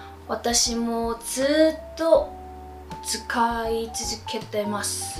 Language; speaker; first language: Japanese; non-native, fluent; Korean